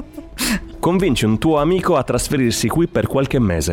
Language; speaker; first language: Italian; native; Italian